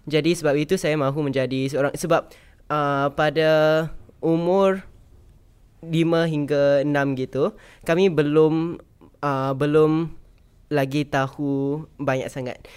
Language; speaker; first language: Malay; native; Malay